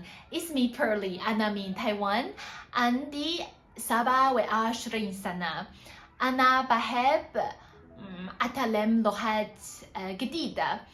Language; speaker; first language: Arabic; non-native, learner; Chinese